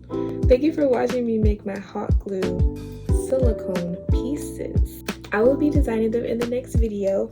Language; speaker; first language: English; native; English